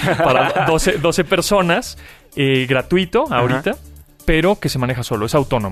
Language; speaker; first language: Spanish; native; Spanish